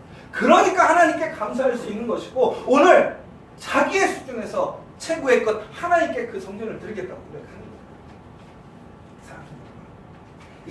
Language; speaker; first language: Korean; native; Korean